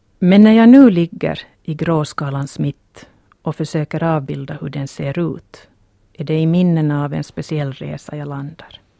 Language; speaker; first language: Swedish; native; Swedish